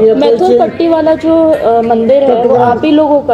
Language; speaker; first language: Hindi; native; Hindi